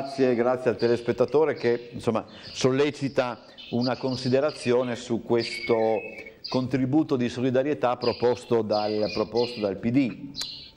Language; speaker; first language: Italian; native; Italian